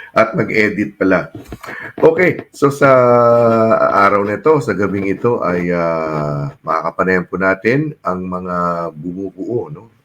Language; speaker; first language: Filipino; native; Filipino